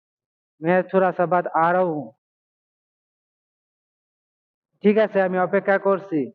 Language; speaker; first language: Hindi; non-native, learner; Bangla